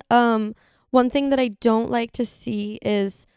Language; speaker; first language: English; native; English